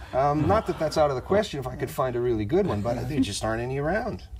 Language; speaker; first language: English; native; English